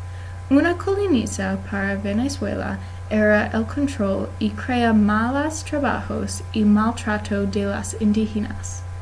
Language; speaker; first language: Spanish; non-native, learner; English